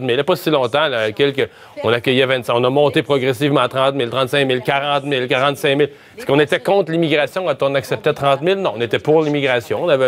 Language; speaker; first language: French; native; French